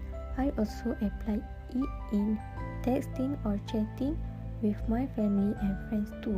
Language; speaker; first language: English; non-native, local second language; Malay